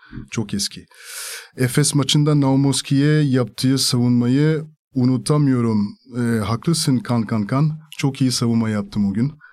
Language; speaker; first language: Turkish; non-native, fluent; French